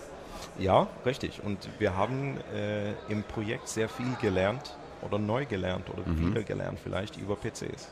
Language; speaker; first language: German; non-native, fluent; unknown